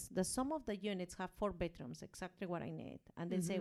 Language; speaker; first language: English; non-native, learner; Spanish